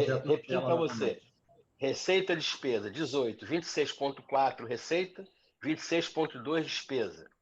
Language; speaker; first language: Portuguese; native; Portuguese